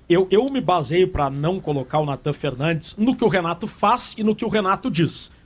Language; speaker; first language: Portuguese; native; Portuguese